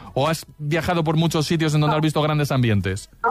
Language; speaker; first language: Spanish; native; Spanish